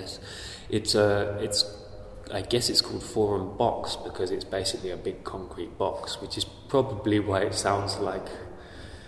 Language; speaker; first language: English; native; English